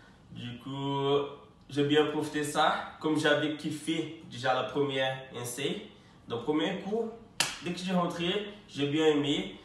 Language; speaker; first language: French; non-native, fluent; Portuguese